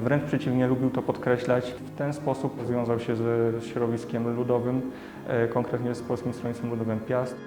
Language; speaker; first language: Polish; native; Polish